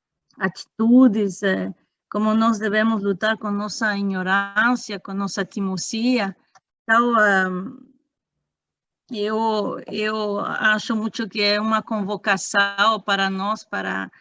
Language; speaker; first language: Portuguese; non-native, fluent; Spanish